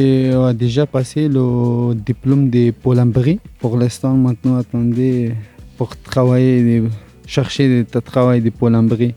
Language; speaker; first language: French; non-native, learner; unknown